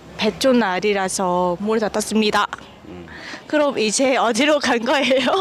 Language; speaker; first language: Korean; non-native, learner; Vietnamese